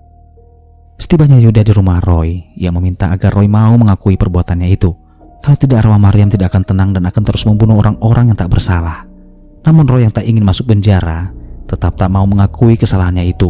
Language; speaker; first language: Indonesian; native; Indonesian